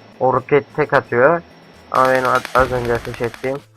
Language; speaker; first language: Turkish; native; Turkish